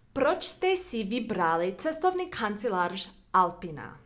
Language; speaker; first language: Czech; non-native, learner; English